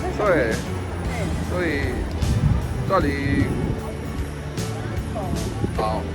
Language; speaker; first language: Chinese; non-native, learner; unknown